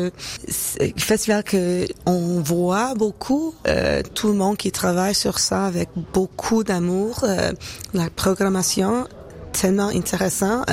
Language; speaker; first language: French; non-native, local second language; English